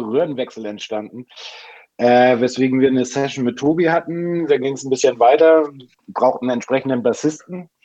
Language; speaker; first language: German; native; German